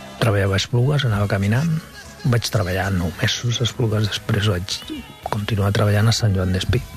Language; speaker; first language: Catalan; non-native, local second language; Spanish